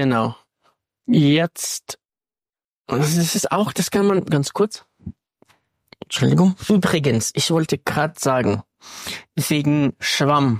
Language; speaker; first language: German; non-native, fluent; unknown